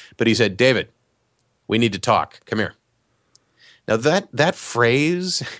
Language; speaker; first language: English; native; English